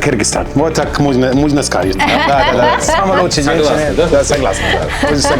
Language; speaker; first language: Russian; non-native, learner; German